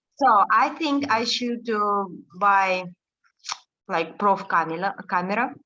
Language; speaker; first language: English; non-native, learner; Russian